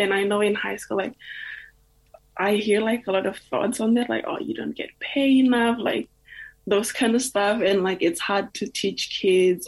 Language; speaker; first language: English; non-native, fluent; Indonesian